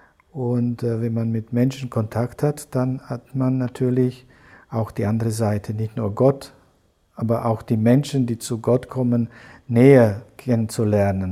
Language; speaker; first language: German; non-native, fluent; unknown